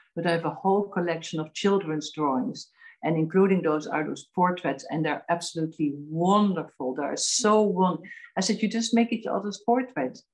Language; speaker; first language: English; non-native, fluent; Dutch